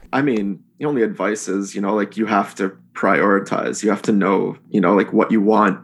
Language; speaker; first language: English; native; English